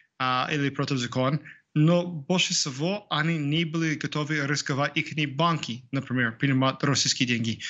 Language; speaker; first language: Russian; non-native, fluent; English